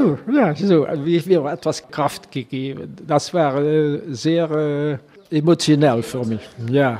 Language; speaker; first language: German; non-native, learner; Dutch